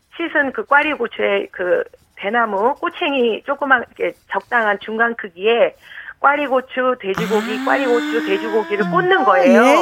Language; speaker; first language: Korean; native; Korean